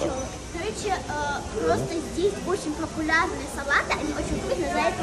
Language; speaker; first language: Russian; early bilingual, heritage; Russian